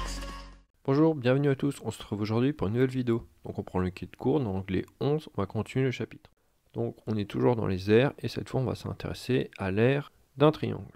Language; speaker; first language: French; native; French